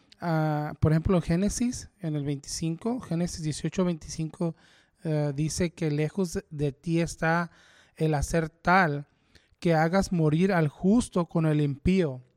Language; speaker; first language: Spanish; early bilingual, heritage; Spanish